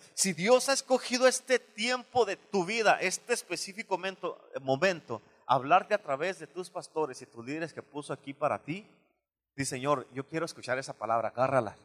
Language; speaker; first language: Spanish; native; Spanish